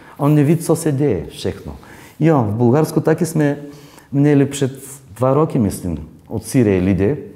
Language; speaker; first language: Czech; non-native, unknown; Bulgarian